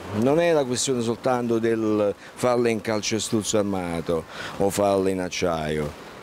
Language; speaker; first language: Italian; native; Italian